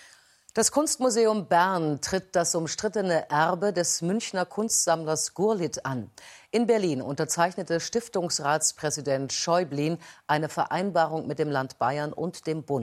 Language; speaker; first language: German; native; German